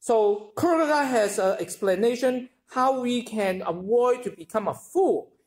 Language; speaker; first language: English; non-native, local second language; Chinese